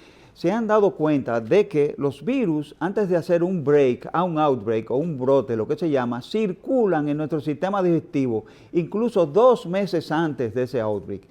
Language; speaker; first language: Spanish; native; Spanish